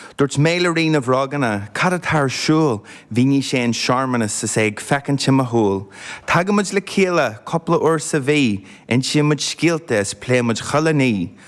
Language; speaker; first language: Irish; non-native, local second language; English